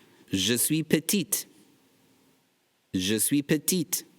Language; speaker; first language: French; non-native, fluent; English